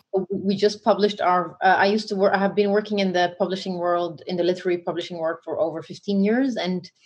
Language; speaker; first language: English; non-native, fluent; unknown